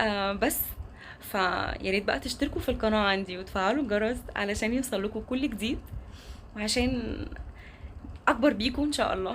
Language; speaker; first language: Arabic; native; Arabic